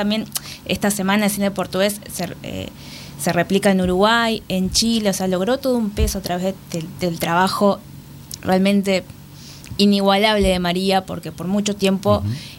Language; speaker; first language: Spanish; native; Spanish